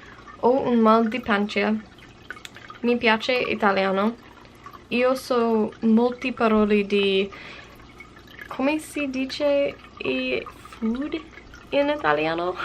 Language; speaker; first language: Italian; non-native, learner; English